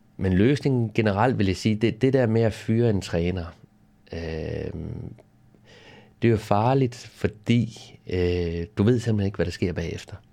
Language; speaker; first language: Danish; native; Danish